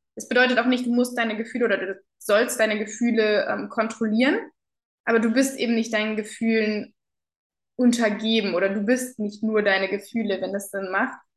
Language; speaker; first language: German; native; German